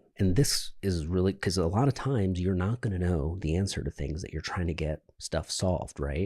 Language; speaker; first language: English; native; English